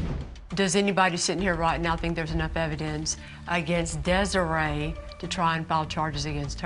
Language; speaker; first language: English; native; English